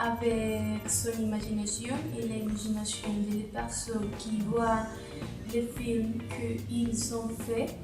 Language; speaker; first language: French; non-native, learner; Spanish